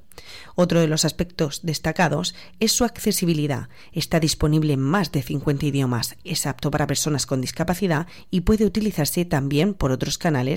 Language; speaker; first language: Spanish; native; Spanish